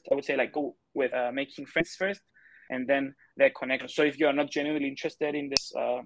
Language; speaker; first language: English; non-native, fluent; Greek